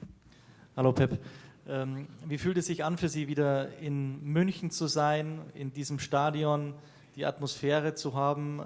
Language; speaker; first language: German; native; German